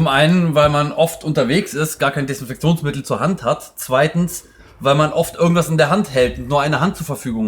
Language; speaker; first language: German; native; German